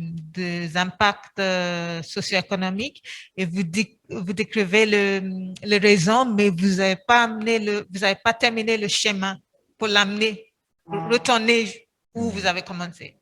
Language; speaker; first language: French; non-native, fluent; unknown